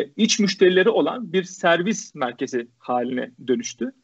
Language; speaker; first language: Turkish; native; Turkish